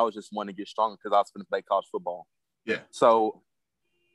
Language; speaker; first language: English; native; English